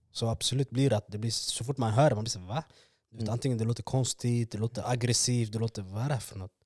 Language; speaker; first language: Swedish; early bilingual, other home language; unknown